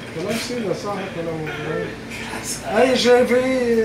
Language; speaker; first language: Arabic; non-native, learner; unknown